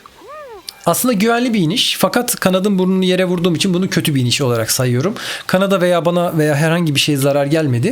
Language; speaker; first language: Turkish; native; Turkish